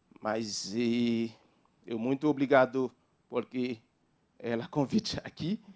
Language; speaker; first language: Portuguese; non-native, learner; Haitian Creole